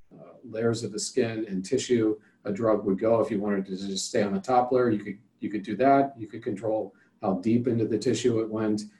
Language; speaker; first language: English; native; English